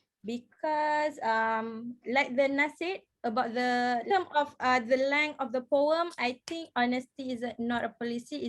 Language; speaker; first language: English; non-native, fluent; Malay